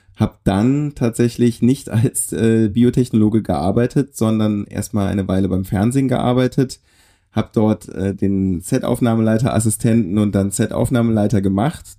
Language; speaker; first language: German; native; German